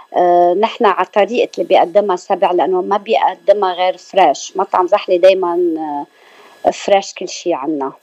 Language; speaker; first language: Arabic; native; Arabic